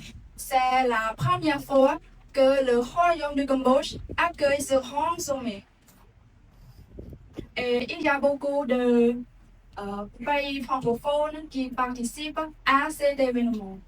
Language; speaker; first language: French; non-native, learner; Khmer